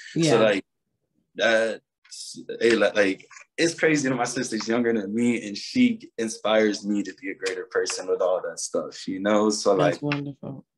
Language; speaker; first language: English; native; English